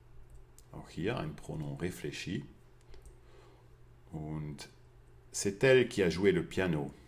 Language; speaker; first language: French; non-native, fluent; German